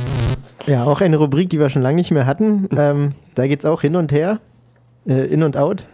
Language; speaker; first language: German; native; German